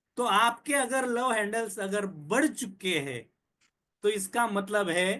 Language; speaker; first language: Hindi; non-native, local second language; Marathi